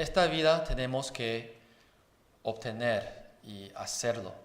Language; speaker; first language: Spanish; non-native, fluent; Chinese